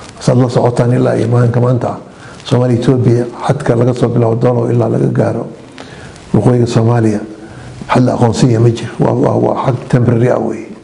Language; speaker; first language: Somali; native; Somali